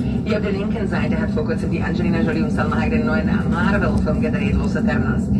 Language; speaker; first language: German; non-native, fluent; Czech